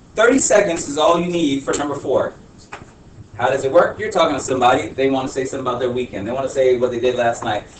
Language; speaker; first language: English; early bilingual, other home language; Spanish